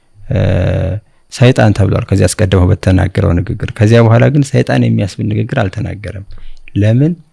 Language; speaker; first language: Amharic; native; Amharic